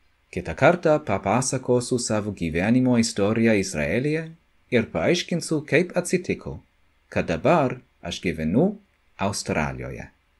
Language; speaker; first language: Lithuanian; non-native, fluent; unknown